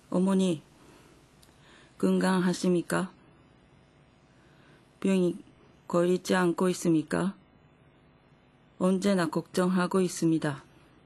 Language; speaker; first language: Korean; non-native, fluent; Japanese